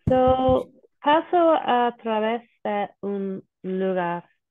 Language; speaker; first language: Spanish; non-native, learner; English